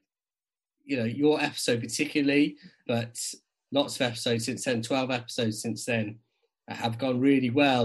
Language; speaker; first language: English; native; English